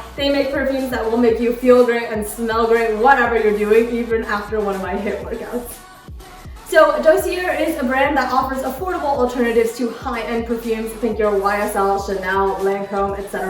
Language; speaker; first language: English; native; English